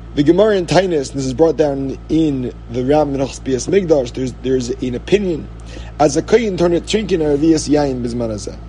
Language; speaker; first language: English; native; English